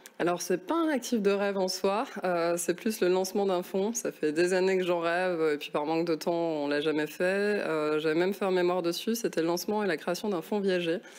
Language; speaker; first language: French; native; French